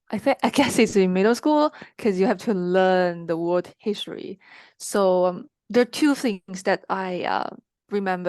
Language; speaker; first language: English; non-native, fluent; Chinese